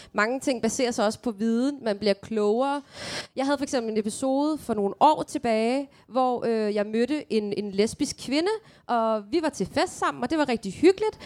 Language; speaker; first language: Danish; early bilingual, other home language; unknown